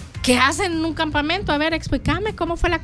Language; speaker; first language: Spanish; native; Spanish